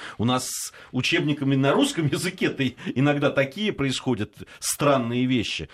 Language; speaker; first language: Russian; native; Russian